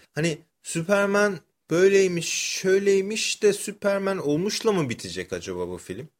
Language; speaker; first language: Turkish; early bilingual, other home language; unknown